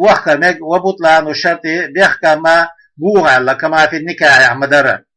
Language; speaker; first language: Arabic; non-native, fluent; Chechen